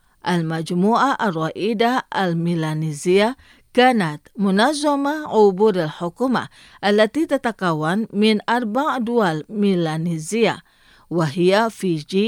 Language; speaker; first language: Arabic; non-native, fluent; Indonesian